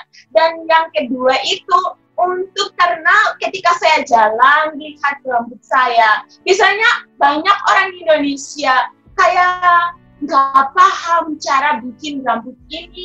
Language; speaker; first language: Indonesian; non-native, fluent; Shona